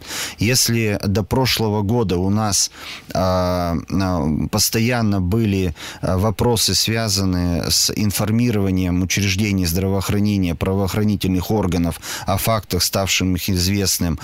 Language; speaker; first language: Russian; native; Russian